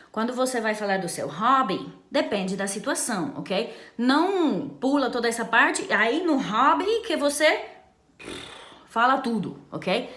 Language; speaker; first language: Portuguese; non-native, fluent; Romanian